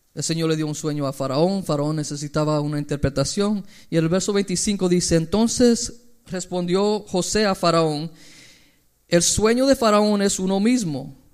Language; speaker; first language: Spanish; early bilingual, heritage; Spanish